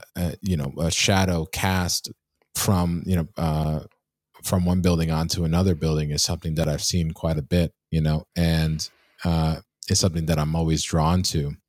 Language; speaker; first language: English; native; English